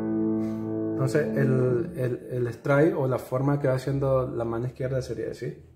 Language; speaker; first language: Spanish; native; Spanish